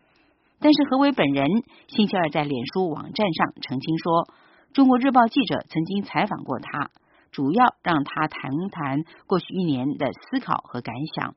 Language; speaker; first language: Chinese; native; Chinese